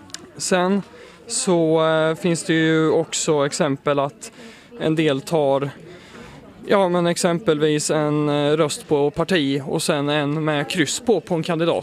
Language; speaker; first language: Swedish; native; Swedish